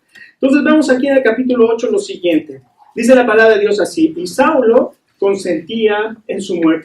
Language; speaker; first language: Spanish; native; Spanish